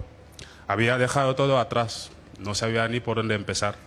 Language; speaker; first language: Spanish; non-native, fluent; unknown